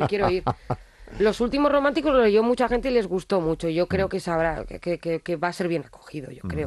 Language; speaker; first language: Spanish; native; Spanish